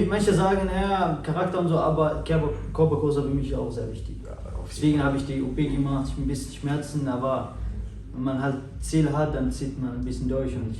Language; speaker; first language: German; non-native, fluent; Arabic